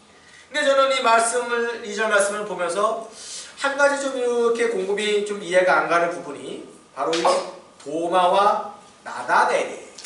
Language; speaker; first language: Korean; native; Korean